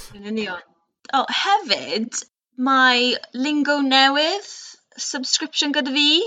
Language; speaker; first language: Welsh; non-native, local second language; English